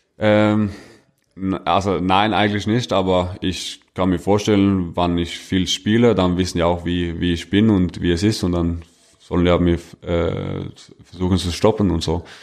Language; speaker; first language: German; non-native, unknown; Norwegian